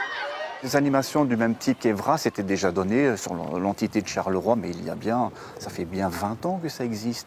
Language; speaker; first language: French; native; French